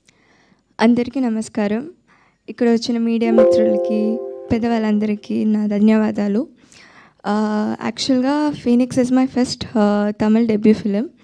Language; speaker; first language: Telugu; non-native, fluent; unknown